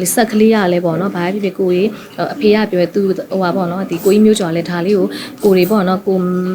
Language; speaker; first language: Burmese; native; Burmese